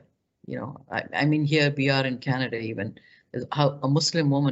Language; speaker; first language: English; non-native, local second language; Pashto